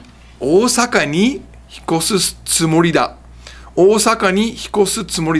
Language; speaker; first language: Japanese; non-native, fluent; English